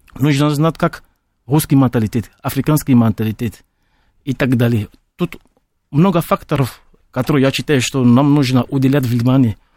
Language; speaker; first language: Russian; non-native, fluent; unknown